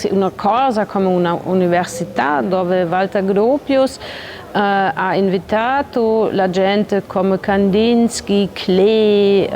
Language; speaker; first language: Italian; non-native, learner; German